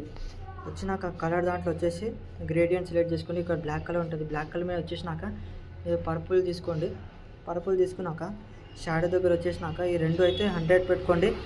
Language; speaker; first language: Telugu; native; Telugu